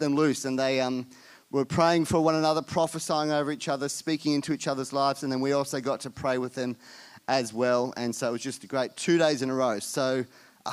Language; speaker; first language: English; native; English